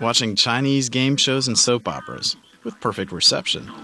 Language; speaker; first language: English; native; English